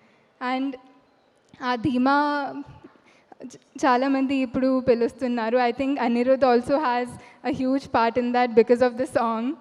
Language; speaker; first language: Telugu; non-native, fluent; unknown